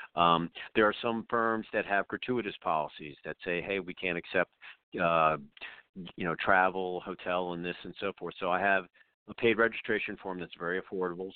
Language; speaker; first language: English; native; English